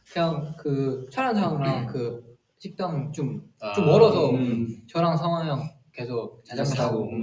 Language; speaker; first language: Korean; non-native, fluent; Chinese